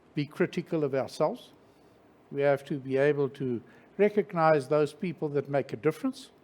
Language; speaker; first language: English; non-native, local second language; Afrikaans